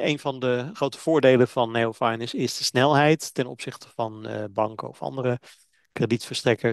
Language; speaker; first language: Dutch; native; Dutch